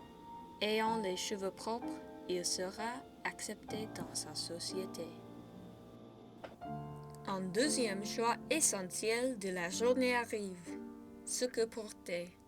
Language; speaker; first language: French; non-native, fluent; English